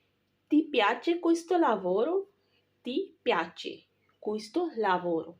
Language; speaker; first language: Italian; non-native, learner; Urdu